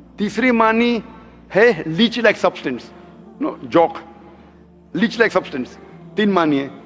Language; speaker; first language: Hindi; non-native, local second language; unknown